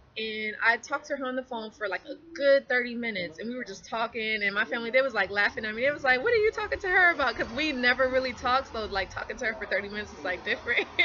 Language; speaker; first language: English; native; English